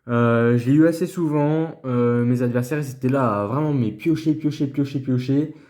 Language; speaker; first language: French; native; French